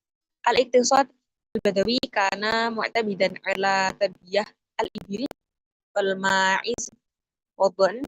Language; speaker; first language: Arabic; non-native, learner; Indonesian